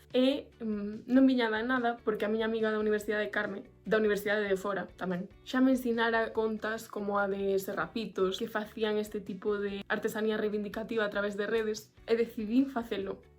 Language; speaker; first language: Galician; non-native, local second language; Spanish